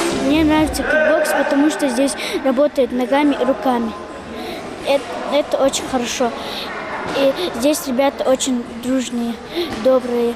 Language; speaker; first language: Russian; non-native, local second language; Ingush